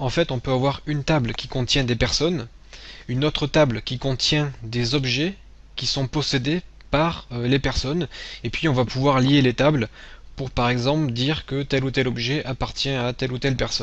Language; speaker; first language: French; native; French